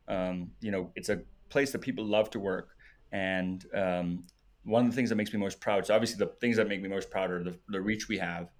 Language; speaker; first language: English; native; English